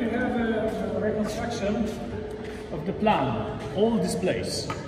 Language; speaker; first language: English; non-native, learner; Polish